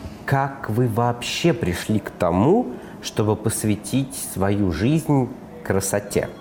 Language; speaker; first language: Russian; native; Russian